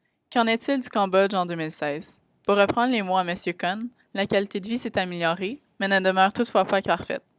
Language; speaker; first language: French; native; French